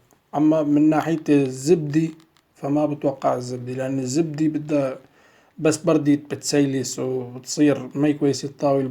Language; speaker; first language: Arabic; native; Arabic